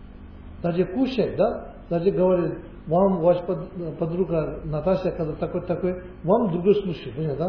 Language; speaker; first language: Russian; non-native, learner; Tibetan